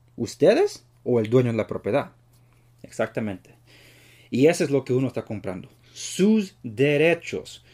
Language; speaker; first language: Spanish; early bilingual, heritage; Spanish